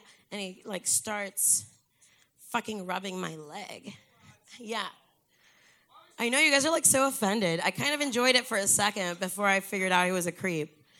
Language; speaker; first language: English; early bilingual, other home language; Spanish